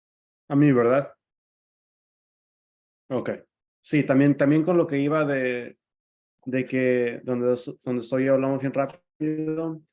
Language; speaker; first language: Spanish; early bilingual, other home language; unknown